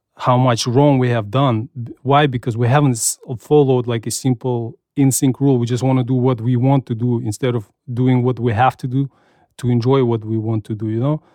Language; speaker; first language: English; non-native, fluent; Russian